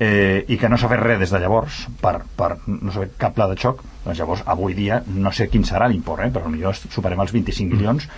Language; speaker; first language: Catalan; native; Catalan